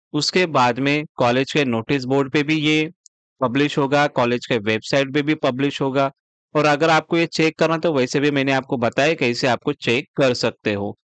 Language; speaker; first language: Hindi; non-native, local second language; Marathi